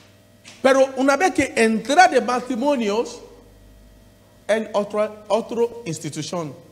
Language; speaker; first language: Spanish; non-native, learner; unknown